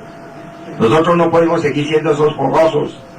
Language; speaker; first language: Spanish; native; Spanish